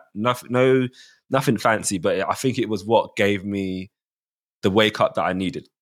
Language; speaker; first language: English; native; English